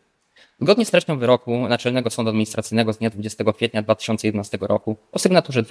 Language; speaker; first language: Polish; native; Polish